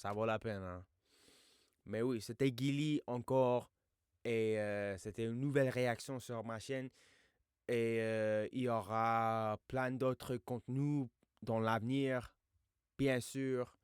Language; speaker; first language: French; non-native, fluent; English